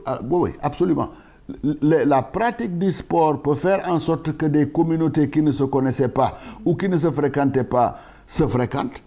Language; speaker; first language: French; non-native, local second language; Wolof